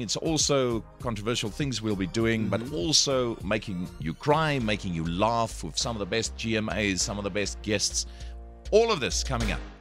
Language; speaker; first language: English; non-native, local second language; Afrikaans